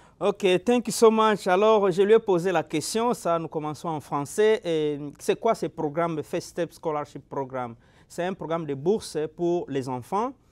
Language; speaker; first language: French; non-native, local second language; Lingala